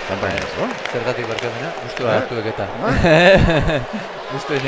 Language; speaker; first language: Basque; native; Basque